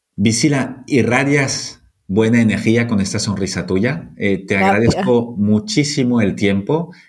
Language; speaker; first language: Spanish; non-native, fluent; French